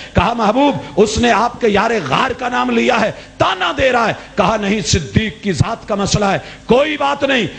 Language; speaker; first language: Urdu; non-native, local second language; Punjabi